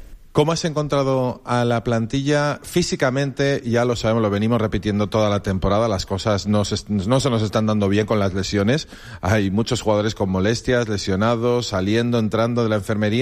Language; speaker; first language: Spanish; native; Spanish